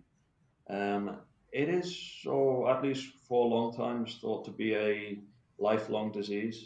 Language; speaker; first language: English; native; English